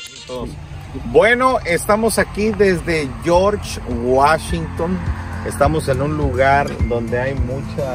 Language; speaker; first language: Spanish; native; Spanish